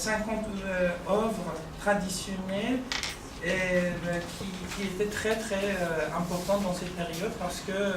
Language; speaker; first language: French; non-native, fluent; Persian